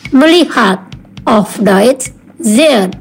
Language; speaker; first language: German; non-native, fluent; Indonesian